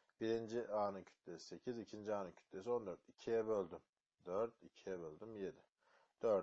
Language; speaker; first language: Turkish; native; Turkish